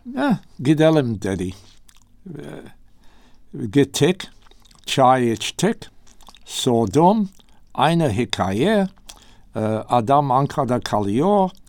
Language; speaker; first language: Turkish; non-native, learner; English